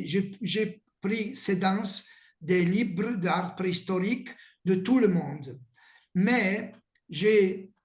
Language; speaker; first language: French; non-native, learner; Italian